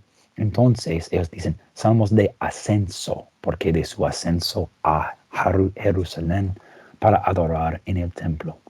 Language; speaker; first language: Spanish; non-native, fluent; English